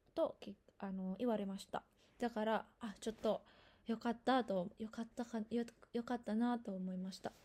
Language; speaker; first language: Japanese; non-native, learner; Indonesian